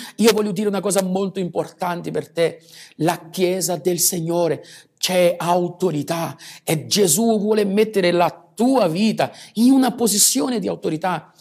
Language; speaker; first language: Italian; non-native, fluent; Portuguese